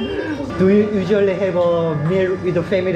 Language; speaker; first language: English; non-native, learner; Korean